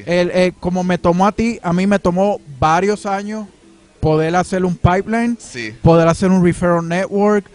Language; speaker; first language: Spanish; native; Spanish